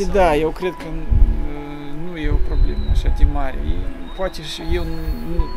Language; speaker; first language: Romanian; non-native, local second language; Russian